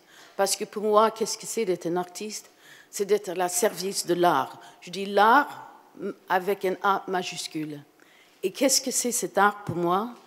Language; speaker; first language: French; non-native, fluent; English